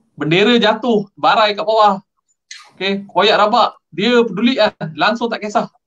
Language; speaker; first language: Malay; non-native, local second language; Tamil